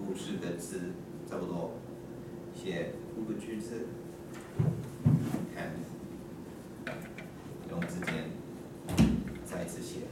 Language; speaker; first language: Chinese; non-native, learner; English